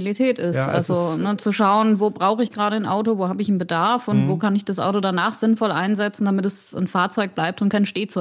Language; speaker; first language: German; native; German